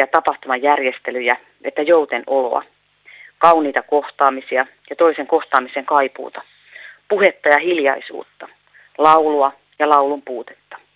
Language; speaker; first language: Finnish; native; Finnish